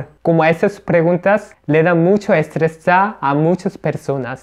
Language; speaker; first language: Spanish; non-native, learner; Korean